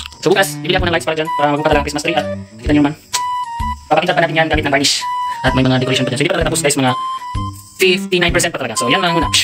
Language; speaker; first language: Filipino; non-native, local second language; Cebuano